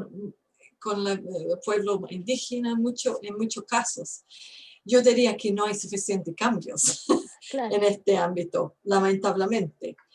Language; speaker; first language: Spanish; non-native, fluent; English